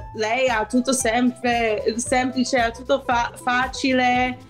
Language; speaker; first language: Italian; non-native, fluent; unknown